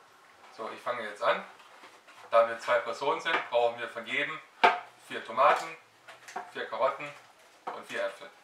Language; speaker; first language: German; native; German